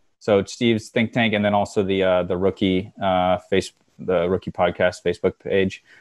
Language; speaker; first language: English; native; English